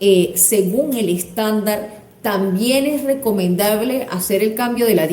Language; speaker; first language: Spanish; native; Spanish